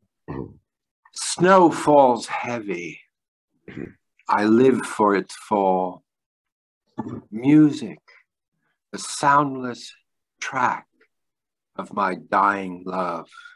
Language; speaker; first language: English; native; English